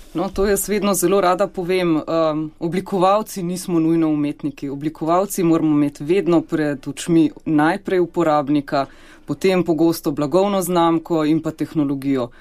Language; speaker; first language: Slovenian; native; Slovenian